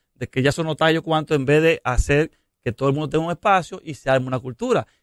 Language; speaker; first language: Spanish; native; Spanish